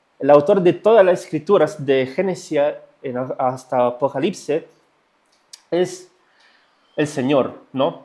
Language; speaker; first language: Spanish; non-native, fluent; Italian